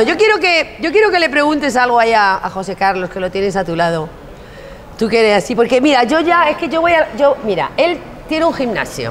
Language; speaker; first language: Spanish; native; Spanish